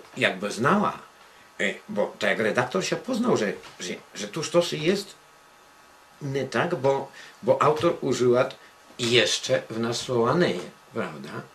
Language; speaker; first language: Polish; non-native, local second language; Rusyn